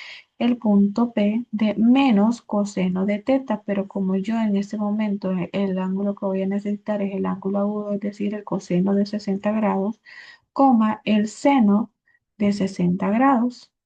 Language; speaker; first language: Spanish; native; Spanish